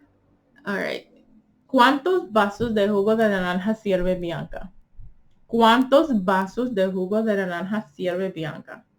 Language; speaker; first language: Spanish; early bilingual, heritage; Spanish